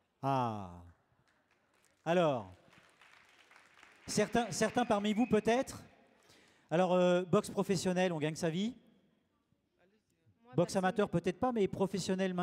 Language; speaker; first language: French; native; French